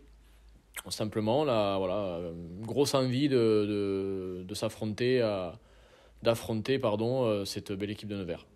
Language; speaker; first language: French; native; French